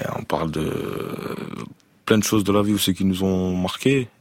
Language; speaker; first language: French; native; French